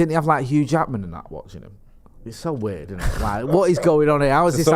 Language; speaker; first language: English; native; English